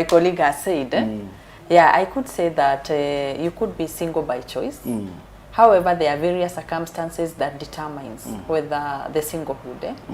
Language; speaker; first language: English; non-native, local second language; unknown